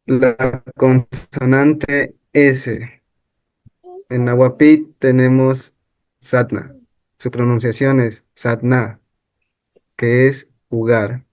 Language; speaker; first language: Spanish; non-native, local second language; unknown